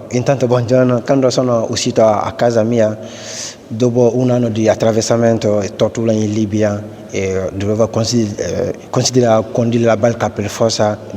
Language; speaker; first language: Italian; non-native, fluent; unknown